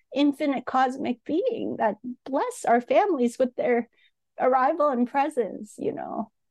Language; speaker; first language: English; non-native, local second language; Cantonese